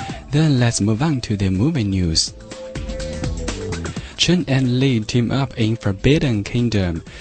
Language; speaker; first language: English; non-native, fluent; Chinese